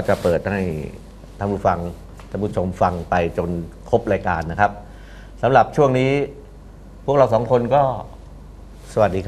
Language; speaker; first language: Thai; native; Thai